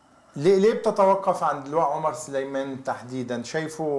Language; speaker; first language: Arabic; native; Arabic